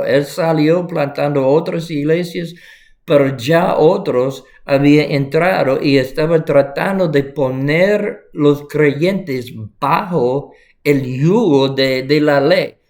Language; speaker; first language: Spanish; non-native, fluent; English